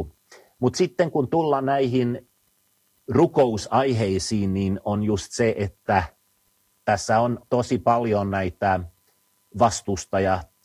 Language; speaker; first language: Finnish; non-native, fluent; Swedish